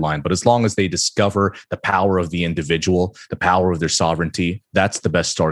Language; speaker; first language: English; non-native, local second language; Filipino